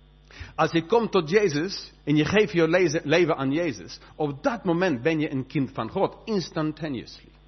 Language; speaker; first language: Dutch; non-native, fluent; English